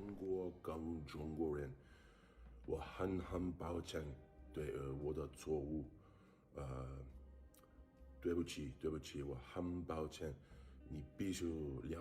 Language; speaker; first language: Chinese; non-native, learner; English